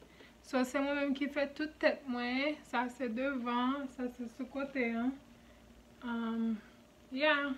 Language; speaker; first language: French; non-native, local second language; Haitian Creole